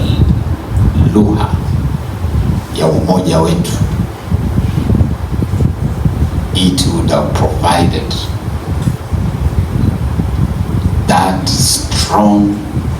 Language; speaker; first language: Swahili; non-native, local second language; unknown